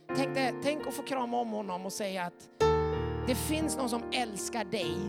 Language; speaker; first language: Swedish; native; Swedish